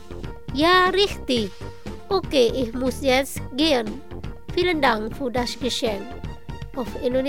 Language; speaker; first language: German; non-native, fluent; Indonesian